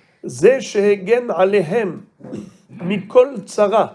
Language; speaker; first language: Hebrew; non-native, fluent; French